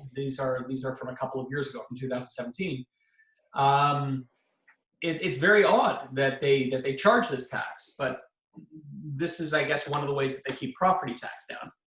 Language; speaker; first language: English; native; English